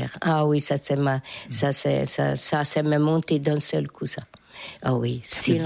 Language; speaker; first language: French; non-native, fluent; Hungarian